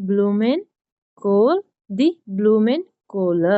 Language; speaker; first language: German; non-native, learner; Nepali